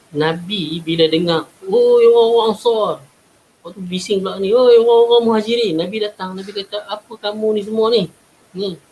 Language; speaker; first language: Malay; native; Malay